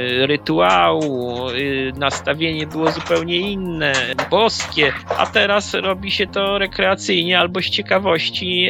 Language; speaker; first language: Polish; native; Polish